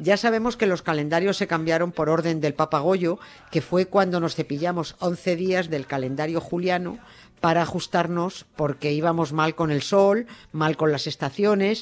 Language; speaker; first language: Spanish; native; Spanish